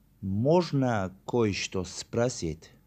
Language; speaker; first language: Russian; non-native, learner; Tajik